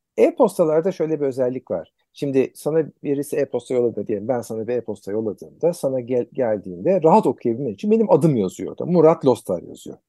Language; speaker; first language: Turkish; native; Turkish